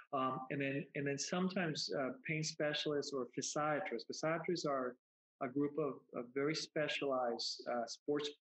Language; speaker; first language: English; non-native, fluent; Spanish